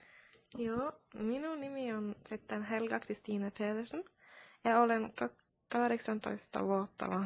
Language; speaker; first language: Finnish; early bilingual, heritage; Finnish